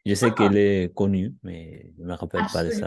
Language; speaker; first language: French; non-native, learner; Spanish